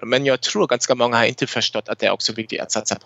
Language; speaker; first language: Swedish; non-native, fluent; German